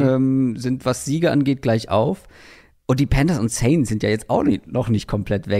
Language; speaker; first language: German; native; German